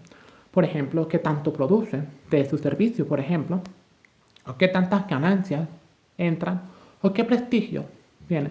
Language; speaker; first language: Spanish; native; Spanish